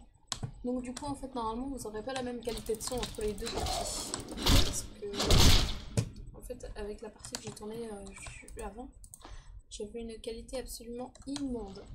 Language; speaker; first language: French; native; French